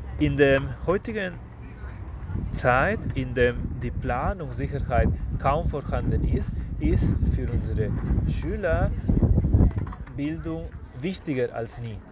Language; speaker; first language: German; non-native, fluent; Spanish